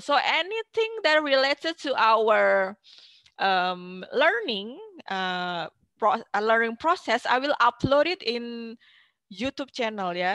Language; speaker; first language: English; non-native, fluent; Indonesian